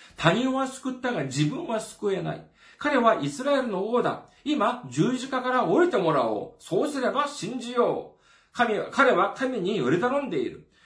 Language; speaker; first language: Japanese; non-native, fluent; Korean